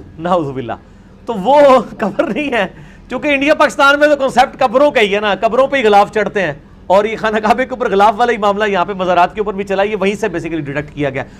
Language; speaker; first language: Urdu; non-native, local second language; Punjabi